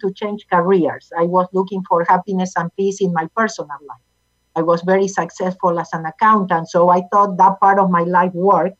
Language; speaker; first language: English; non-native, fluent; Spanish